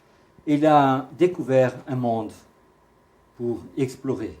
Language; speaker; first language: French; non-native, fluent; Portuguese